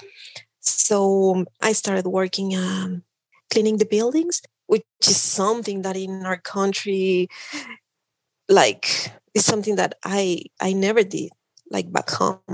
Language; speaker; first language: English; non-native, fluent; Spanish